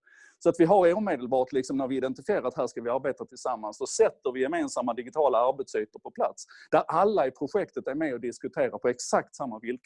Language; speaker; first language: Swedish; native; Swedish